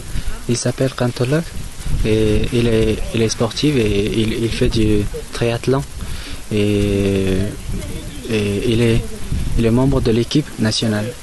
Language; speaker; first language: French; non-native, learner; Mongolian